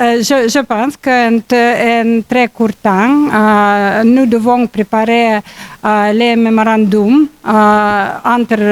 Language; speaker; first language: French; non-native, learner; Russian